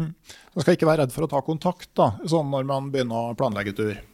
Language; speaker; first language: Norwegian; native; Norwegian